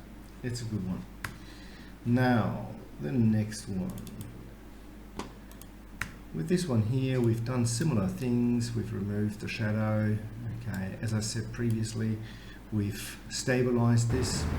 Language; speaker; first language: English; native; English